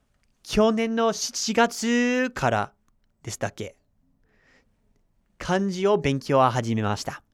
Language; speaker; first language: Japanese; non-native, learner; English